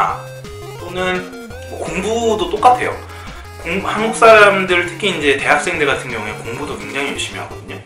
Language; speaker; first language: Korean; native; Korean